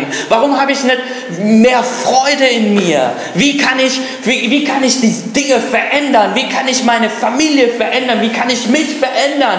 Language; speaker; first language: German; non-native, fluent; English